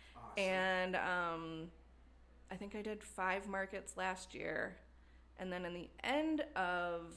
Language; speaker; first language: English; native; English